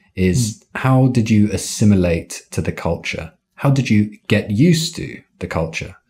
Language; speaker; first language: English; native; English